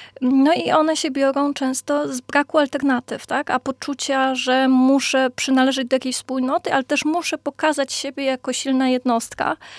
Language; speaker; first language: Polish; native; Polish